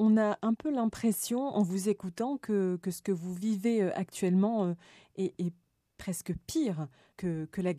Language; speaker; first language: French; native; French